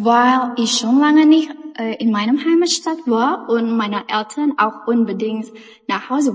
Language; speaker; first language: German; non-native, learner; Indonesian